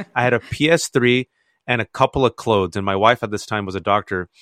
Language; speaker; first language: English; native; English